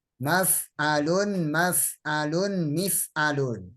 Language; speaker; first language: Arabic; non-native, fluent; Indonesian